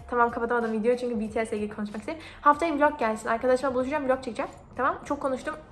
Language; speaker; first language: Turkish; native; Turkish